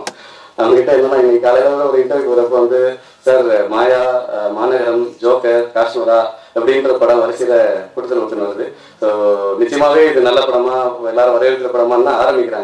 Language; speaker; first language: Tamil; native; Tamil